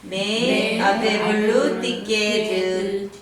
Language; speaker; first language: French; non-native, learner; Korean